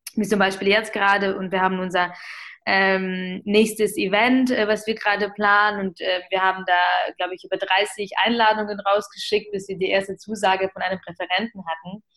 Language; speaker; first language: German; early bilingual, other home language; Ukrainian